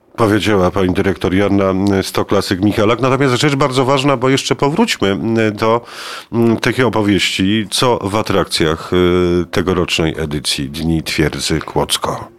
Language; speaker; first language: Polish; native; Polish